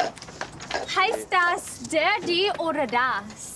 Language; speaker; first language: German; non-native, learner; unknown